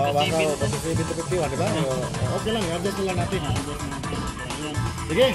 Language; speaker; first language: Filipino; non-native, local second language; Cebuano